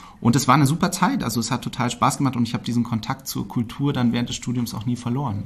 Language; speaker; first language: German; native; German